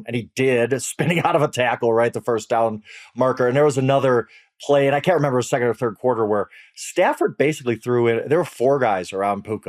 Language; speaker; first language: English; native; English